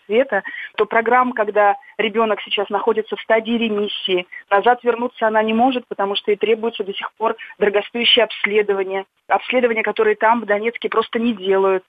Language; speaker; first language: Russian; native; Russian